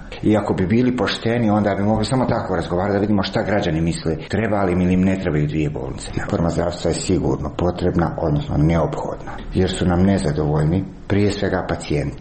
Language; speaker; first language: Serbian; native; Serbian